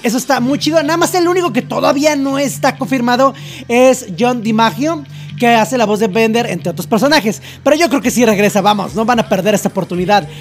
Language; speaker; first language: Spanish; native; Spanish